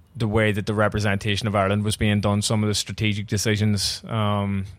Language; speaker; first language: English; native; English